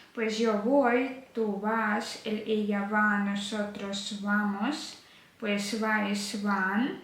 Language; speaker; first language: Spanish; non-native, fluent; Ukrainian